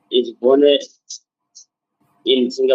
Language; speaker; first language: German; non-native, learner; Bangla